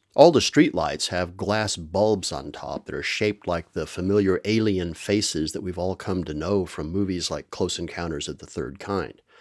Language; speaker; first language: English; native; English